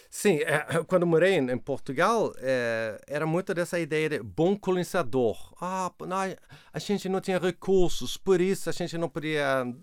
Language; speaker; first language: Portuguese; non-native, fluent; Swedish